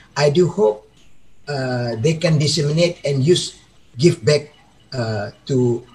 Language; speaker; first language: English; non-native, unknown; Indonesian